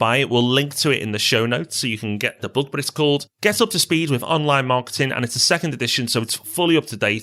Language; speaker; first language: English; native; English